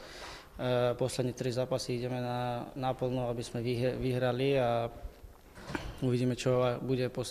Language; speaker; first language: Slovak; non-native, learner; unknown